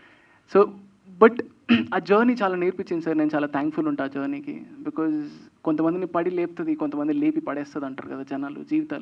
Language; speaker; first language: Telugu; native; Telugu